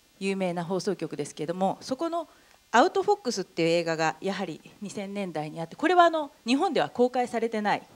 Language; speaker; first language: Japanese; native; Japanese